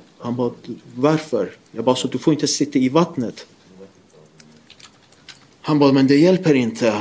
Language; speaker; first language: Swedish; non-native, fluent; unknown